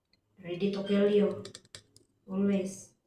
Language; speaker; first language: English; non-native, local second language; Filipino